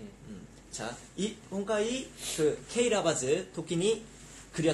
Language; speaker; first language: Japanese; non-native, learner; Korean